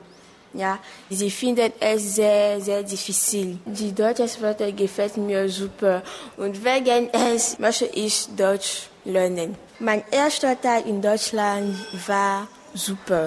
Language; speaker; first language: German; non-native, learner; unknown